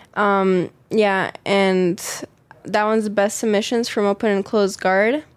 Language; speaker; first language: English; native; English